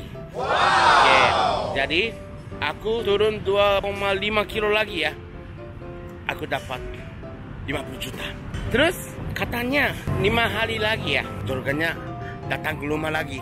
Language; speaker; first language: Indonesian; non-native, learner; Japanese